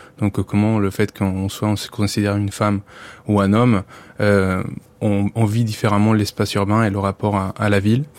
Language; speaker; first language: French; non-native, fluent; Spanish